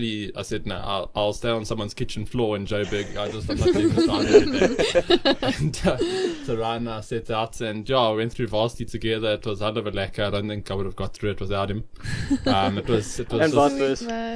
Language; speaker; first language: English; native; English